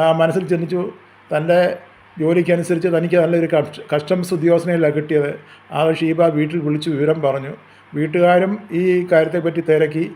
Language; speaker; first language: Malayalam; native; Malayalam